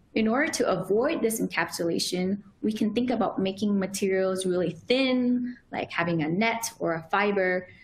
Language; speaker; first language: English; native; English